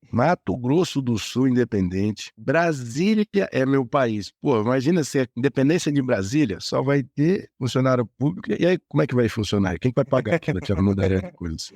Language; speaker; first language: Portuguese; native; Portuguese